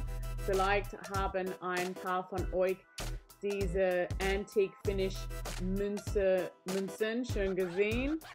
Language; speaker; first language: German; non-native, learner; English